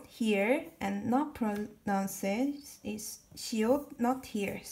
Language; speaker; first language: English; non-native, learner; Korean